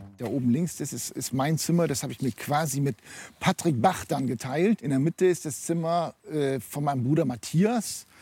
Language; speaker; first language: German; native; German